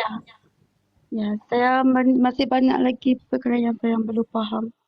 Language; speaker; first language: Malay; non-native, local second language; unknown